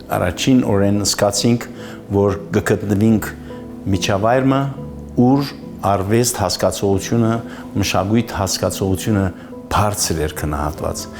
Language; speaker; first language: Armenian; early bilingual, heritage; Armenian